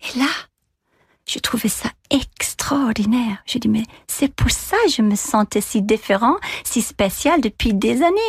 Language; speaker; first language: French; non-native, fluent; English